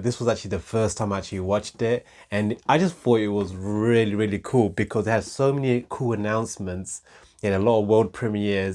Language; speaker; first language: English; native; English